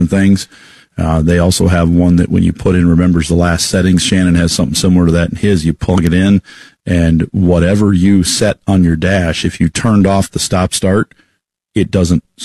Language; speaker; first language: English; native; English